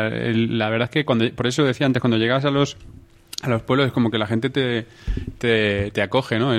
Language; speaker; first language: Spanish; native; Spanish